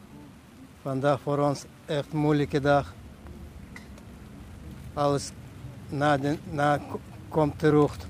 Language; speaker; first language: Dutch; non-native, learner; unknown